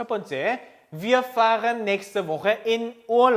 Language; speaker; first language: German; non-native, fluent; Korean